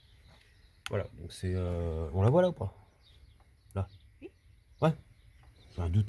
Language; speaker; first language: French; native; French